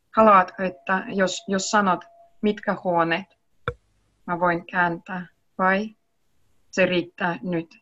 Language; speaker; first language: Finnish; non-native, learner; Russian